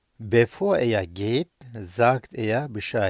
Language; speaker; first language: German; non-native, fluent; Turkish